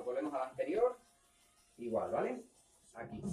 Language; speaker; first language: Spanish; native; Spanish